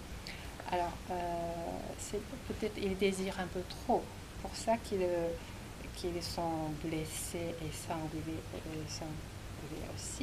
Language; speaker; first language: French; non-native, fluent; Japanese